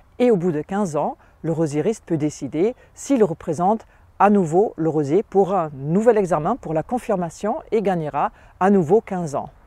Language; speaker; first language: French; non-native, fluent; German